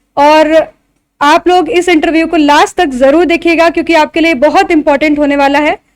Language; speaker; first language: Hindi; native; Hindi